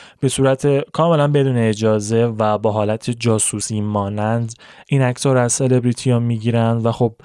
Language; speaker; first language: Persian; native; Persian